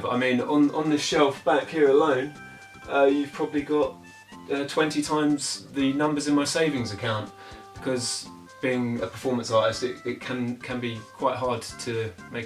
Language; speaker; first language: English; native; English